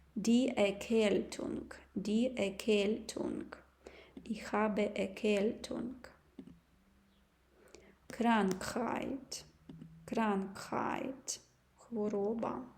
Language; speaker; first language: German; non-native, fluent; Ukrainian